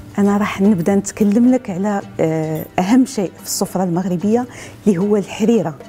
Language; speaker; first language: Arabic; native; Arabic